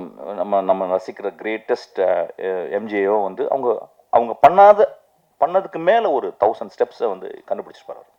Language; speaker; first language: Tamil; native; Tamil